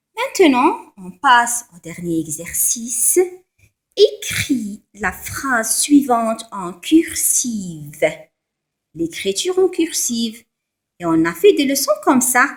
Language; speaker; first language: French; non-native, local second language; Arabic